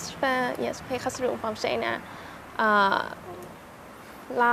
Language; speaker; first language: English; non-native, learner; Thai